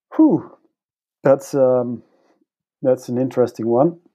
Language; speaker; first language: English; non-native, fluent; Dutch